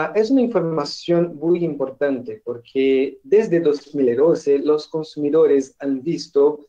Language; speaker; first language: Spanish; non-native, learner; Portuguese